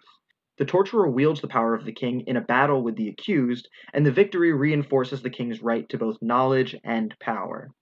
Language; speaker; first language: English; native; English